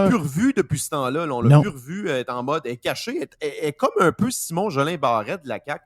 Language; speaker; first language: French; native; French